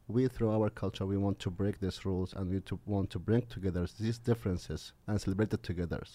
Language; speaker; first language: English; non-native, fluent; Arabic